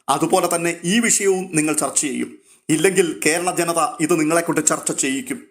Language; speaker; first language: Malayalam; native; Malayalam